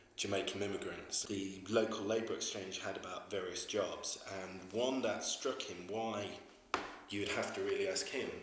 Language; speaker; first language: English; native; English